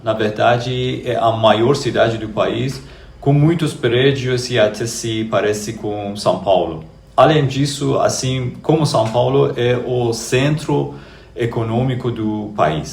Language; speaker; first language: Portuguese; non-native, fluent; Persian